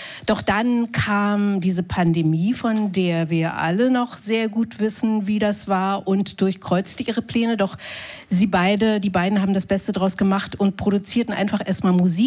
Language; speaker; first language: German; native; German